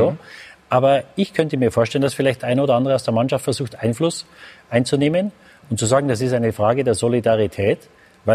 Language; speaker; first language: German; native; German